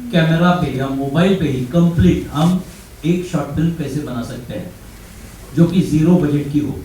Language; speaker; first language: Hindi; non-native, local second language; Marathi